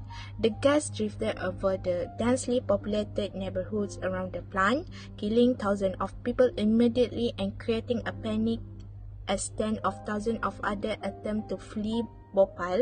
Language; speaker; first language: English; non-native, local second language; Malay